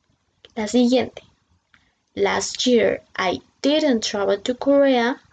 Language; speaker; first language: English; non-native, fluent; Spanish